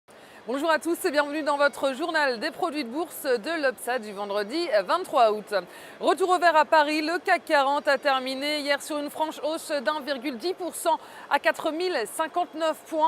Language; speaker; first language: French; native; French